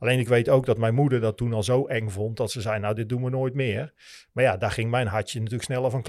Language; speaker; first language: Dutch; native; Dutch